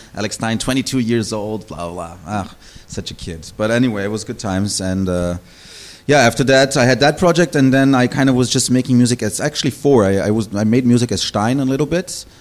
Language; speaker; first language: English; non-native, fluent; German